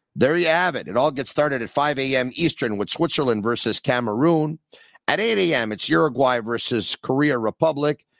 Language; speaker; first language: English; native; English